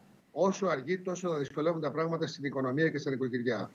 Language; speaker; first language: Greek; native; Greek